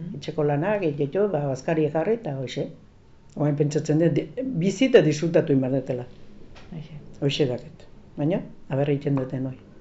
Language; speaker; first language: Basque; native; Basque